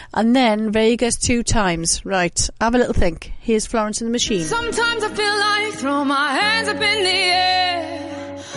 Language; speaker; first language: English; native; English